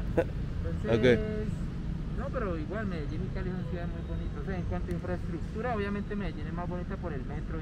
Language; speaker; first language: Spanish; native; Spanish